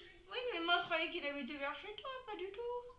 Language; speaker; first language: French; native; French